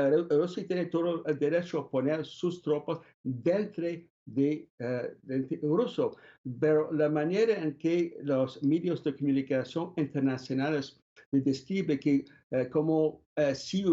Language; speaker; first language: Spanish; non-native, fluent; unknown